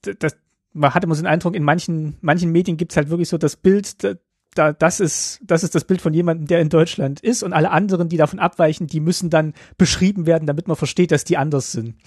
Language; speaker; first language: German; native; German